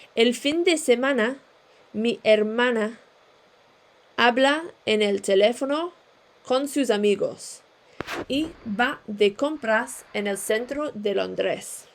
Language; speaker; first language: Spanish; non-native, fluent; English